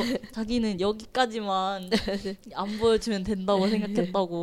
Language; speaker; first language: Korean; non-native, learner; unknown